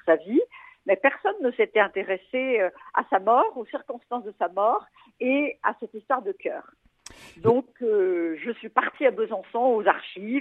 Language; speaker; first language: French; native; French